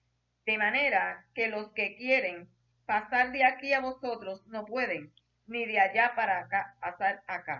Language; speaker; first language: Spanish; native; Spanish